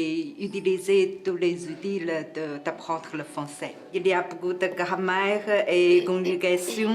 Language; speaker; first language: French; non-native, learner; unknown